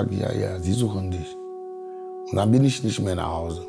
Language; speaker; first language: German; non-native, fluent; Ewe